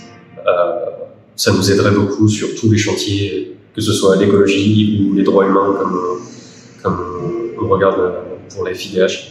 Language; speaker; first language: French; native; French